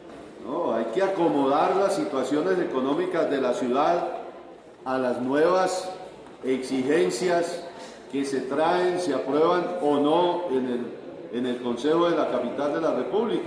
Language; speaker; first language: Spanish; native; Spanish